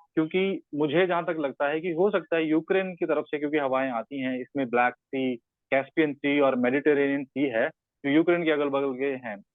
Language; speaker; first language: Hindi; non-native, local second language; Punjabi